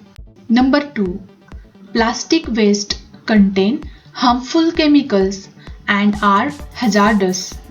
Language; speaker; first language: English; non-native, local second language; Marathi